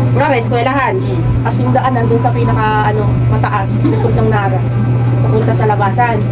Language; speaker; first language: Filipino; non-native, local second language; Waray